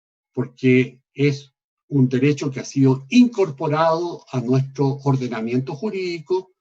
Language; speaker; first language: Spanish; native; Spanish